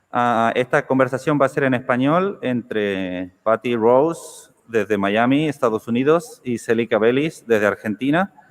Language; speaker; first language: Spanish; native; Spanish